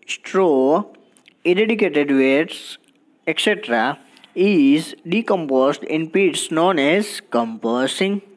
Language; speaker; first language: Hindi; non-native, local second language; Gujarati